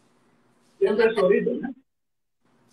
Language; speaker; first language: Portuguese; non-native, learner; Greek